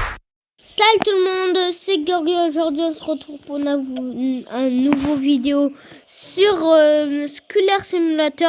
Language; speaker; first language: French; non-native, fluent; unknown